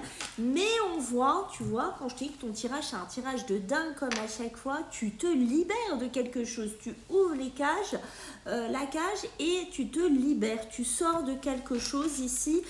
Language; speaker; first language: French; native; French